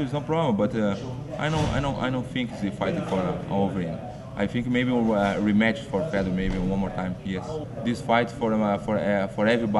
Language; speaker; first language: English; non-native, learner; Portuguese